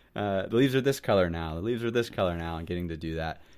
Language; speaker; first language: English; native; English